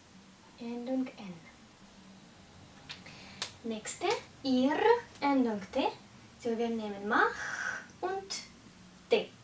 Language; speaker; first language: German; non-native, fluent; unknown